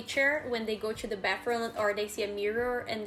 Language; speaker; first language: English; non-native, fluent; Portuguese